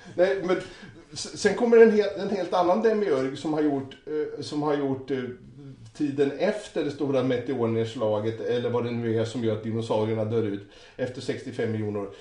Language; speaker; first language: Swedish; native; Swedish